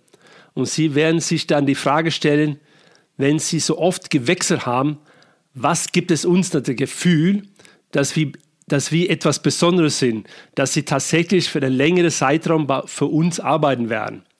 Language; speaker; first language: German; non-native, fluent; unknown